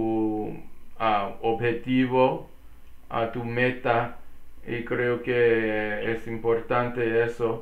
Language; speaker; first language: Spanish; non-native, learner; English